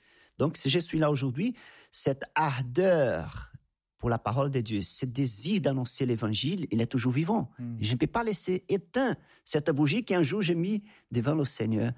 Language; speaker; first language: French; non-native, fluent; Portuguese